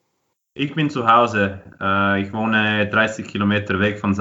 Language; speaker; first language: German; non-native, fluent; Croatian